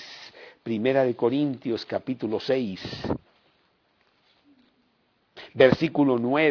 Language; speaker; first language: Spanish; native; Spanish